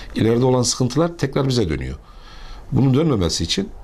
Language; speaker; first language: Turkish; native; Turkish